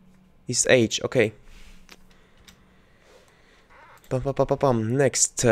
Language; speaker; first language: English; non-native, learner; Russian